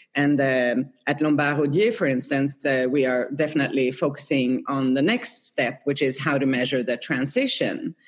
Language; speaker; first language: English; non-native, fluent; Swedish